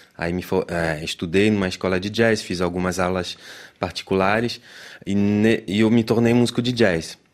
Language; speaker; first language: Portuguese; non-native, fluent; French